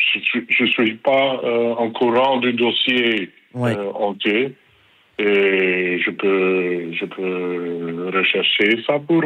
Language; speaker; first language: French; non-native, local second language; Dutch